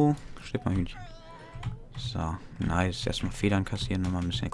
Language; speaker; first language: German; native; German